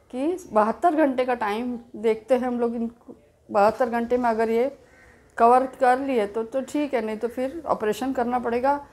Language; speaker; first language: Hindi; native; Hindi